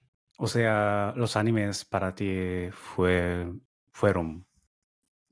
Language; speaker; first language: Spanish; non-native, fluent; Japanese